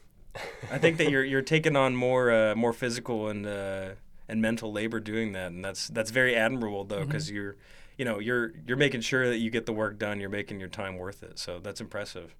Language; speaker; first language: English; native; English